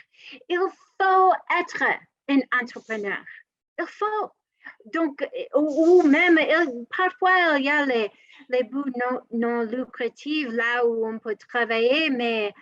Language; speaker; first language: French; non-native, learner; English